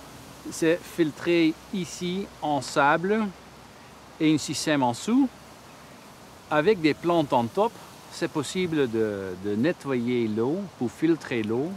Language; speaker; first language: French; non-native, learner; Dutch